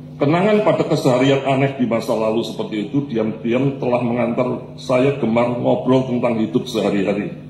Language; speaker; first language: Indonesian; non-native, local second language; Javanese